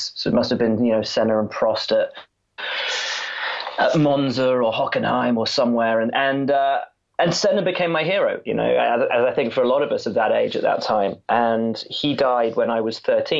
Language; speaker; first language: English; native; English